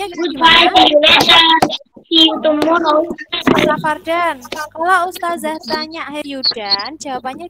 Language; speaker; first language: Indonesian; native; Indonesian